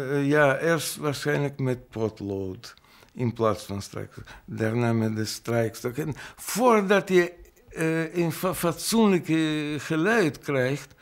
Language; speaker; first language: Dutch; non-native, fluent; Russian